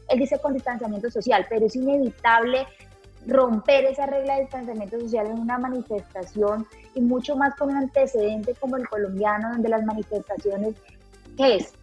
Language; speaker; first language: Spanish; native; Spanish